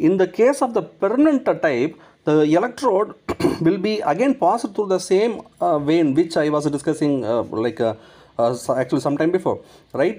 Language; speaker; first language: English; non-native, local second language; Malayalam